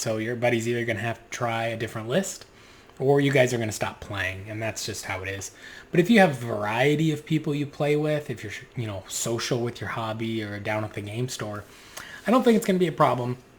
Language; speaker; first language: English; native; English